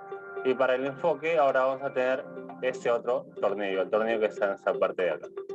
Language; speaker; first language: Spanish; native; Spanish